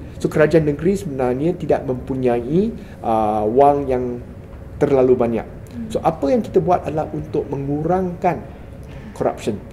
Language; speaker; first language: Malay; non-native, local second language; Chinese